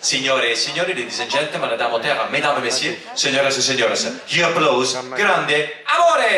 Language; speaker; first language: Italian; native; Italian